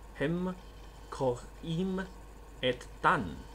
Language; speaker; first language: Hebrew; non-native, fluent; Chinese